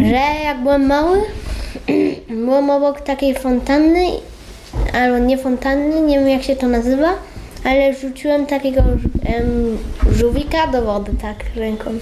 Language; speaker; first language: Polish; early bilingual, heritage; Polish